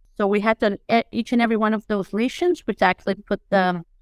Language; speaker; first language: English; non-native, fluent; Spanish